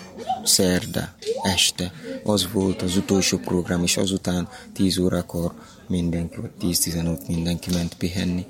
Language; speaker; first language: Hungarian; non-native, learner; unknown